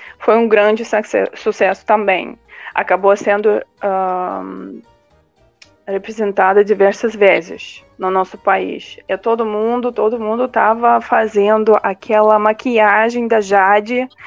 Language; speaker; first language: Portuguese; non-native, fluent; Russian